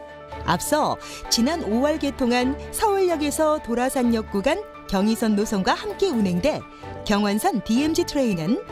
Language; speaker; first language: Korean; native; Korean